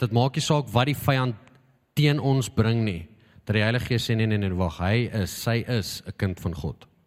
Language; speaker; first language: Afrikaans; native; Afrikaans